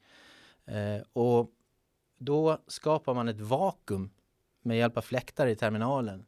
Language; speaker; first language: Swedish; native; Swedish